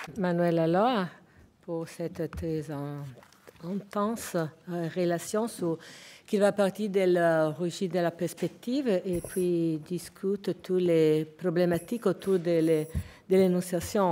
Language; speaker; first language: French; non-native, fluent; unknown